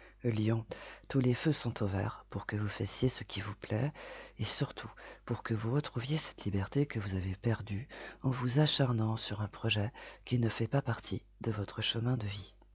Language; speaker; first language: French; native; French